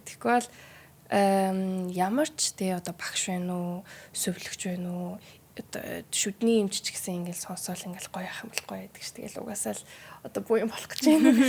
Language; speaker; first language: Mongolian; early bilingual, heritage; Mongolian